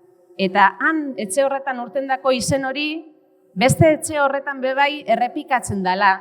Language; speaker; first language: Basque; native; Basque